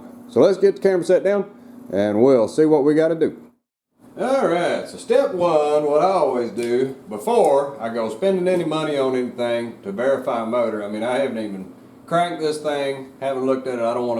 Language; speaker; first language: English; native; English